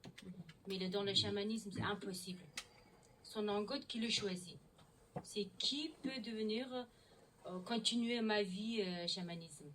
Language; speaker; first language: French; non-native, learner; Mongolian